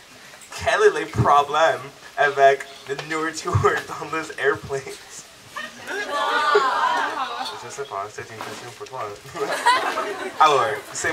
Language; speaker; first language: French; non-native, learner; English